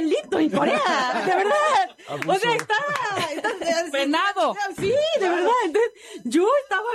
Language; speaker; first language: Spanish; non-native, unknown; Korean